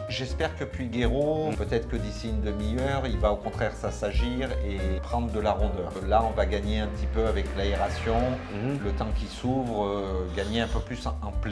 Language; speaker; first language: French; native; French